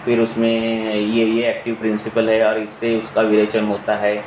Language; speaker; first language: Hindi; non-native, local second language; Marathi